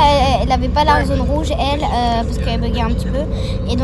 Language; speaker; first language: French; native; French